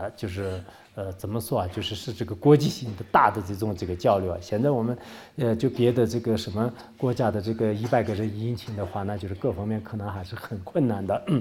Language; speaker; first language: Chinese; non-native, local second language; Tibetan